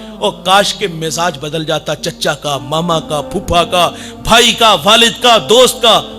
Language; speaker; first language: Urdu; non-native, local second language; Punjabi